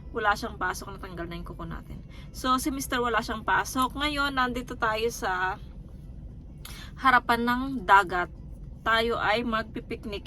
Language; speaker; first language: Filipino; non-native, local second language; Pampanga